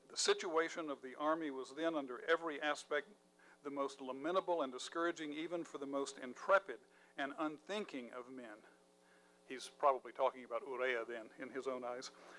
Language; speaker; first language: English; native; English